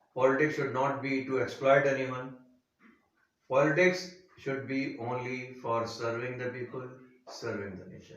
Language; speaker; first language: English; non-native, local second language; Hindi